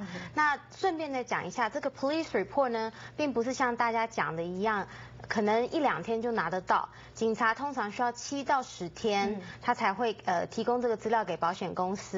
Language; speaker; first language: Chinese; native; Chinese